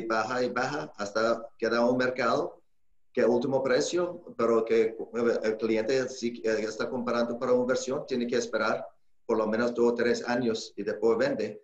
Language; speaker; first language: Spanish; non-native, learner; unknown